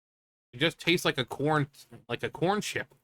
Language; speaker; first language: English; native; English